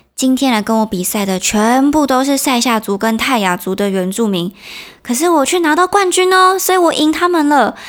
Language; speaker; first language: Chinese; native; Chinese